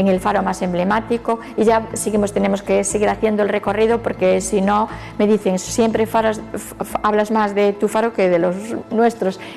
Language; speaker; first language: Spanish; native; Spanish